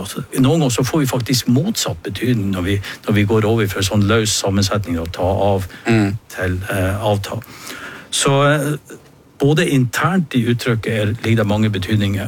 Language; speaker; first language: Norwegian; native; Norwegian